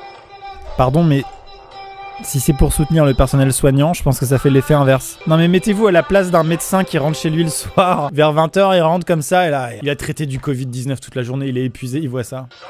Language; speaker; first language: French; native; French